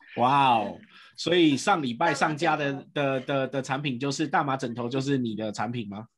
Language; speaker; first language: Chinese; native; Chinese